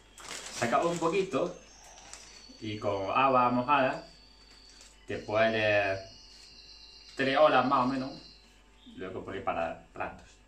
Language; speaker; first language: Spanish; non-native, learner; Chinese